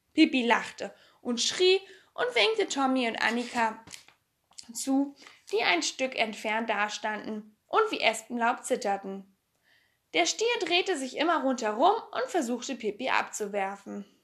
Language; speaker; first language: German; native; German